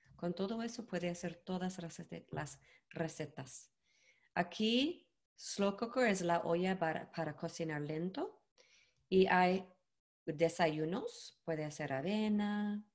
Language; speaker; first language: Spanish; non-native, learner; English